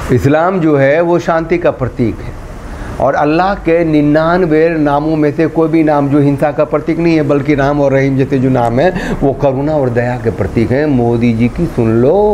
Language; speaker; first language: Hindi; native; Hindi